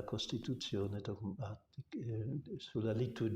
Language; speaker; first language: Italian; non-native, local second language; German